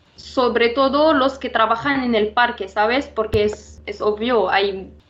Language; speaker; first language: Spanish; non-native, fluent; Arabic